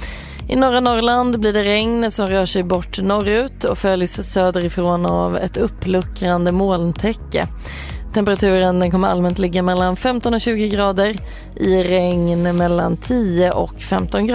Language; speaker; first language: Swedish; native; Swedish